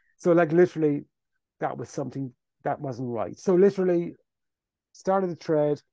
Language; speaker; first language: English; native; English